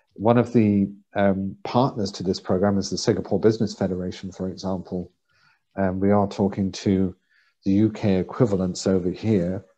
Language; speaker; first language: English; native; English